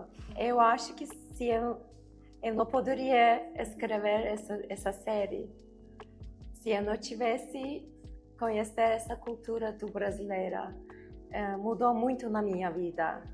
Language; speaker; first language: Portuguese; non-native, learner; Turkish